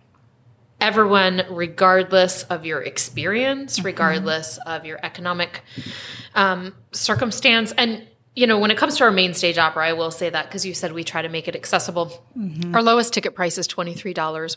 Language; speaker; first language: English; native; English